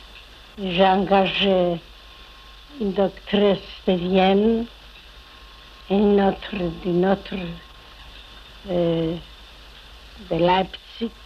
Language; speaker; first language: French; non-native, fluent; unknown